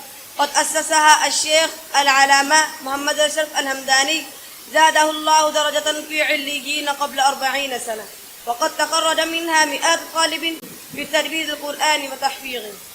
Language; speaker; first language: Arabic; non-native, learner; Urdu